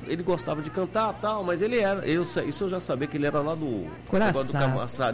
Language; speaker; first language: Portuguese; native; Portuguese